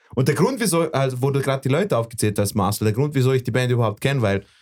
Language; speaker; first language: German; early bilingual, other home language; Bosnian